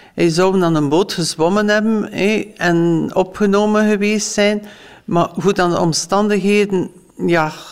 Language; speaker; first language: Dutch; native; Dutch